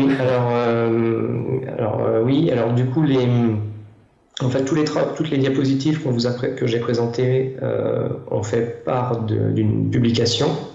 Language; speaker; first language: French; native; French